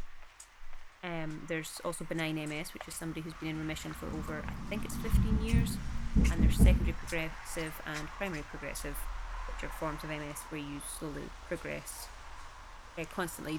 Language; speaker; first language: English; native; English